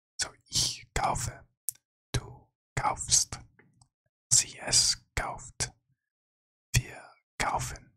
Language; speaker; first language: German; non-native, learner; English